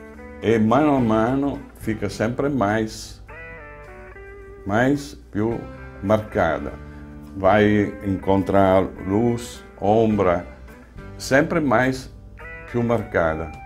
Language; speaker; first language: Portuguese; non-native, fluent; Italian